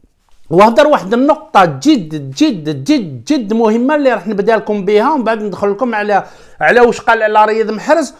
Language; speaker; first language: Arabic; native; Arabic